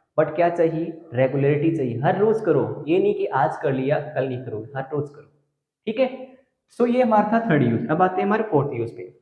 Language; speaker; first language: Hindi; native; Hindi